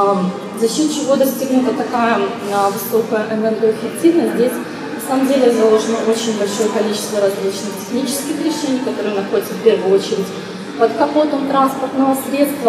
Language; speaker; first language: Russian; native; Russian